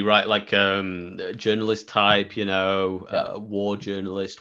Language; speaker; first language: English; native; English